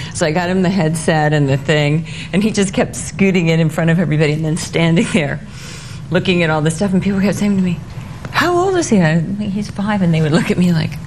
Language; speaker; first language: English; native; English